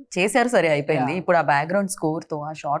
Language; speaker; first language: Telugu; native; Telugu